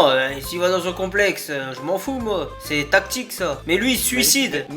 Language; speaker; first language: French; native; French